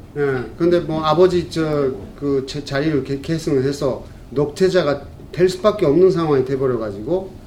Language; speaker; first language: Korean; non-native, fluent; Japanese